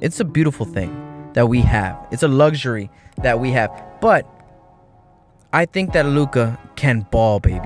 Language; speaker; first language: English; native; English